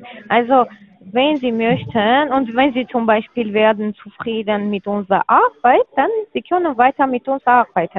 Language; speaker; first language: German; non-native, learner; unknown